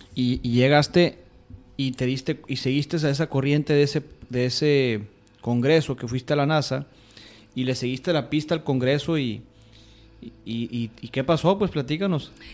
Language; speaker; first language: Spanish; native; Spanish